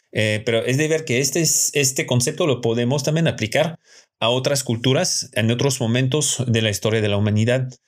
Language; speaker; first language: Spanish; non-native, fluent; French